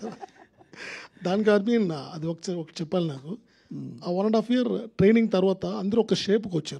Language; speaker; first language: Telugu; non-native, learner; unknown